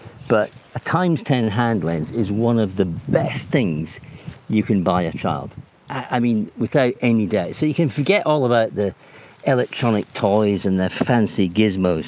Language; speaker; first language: English; native; English